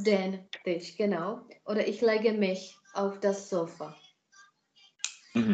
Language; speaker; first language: German; non-native, fluent; Czech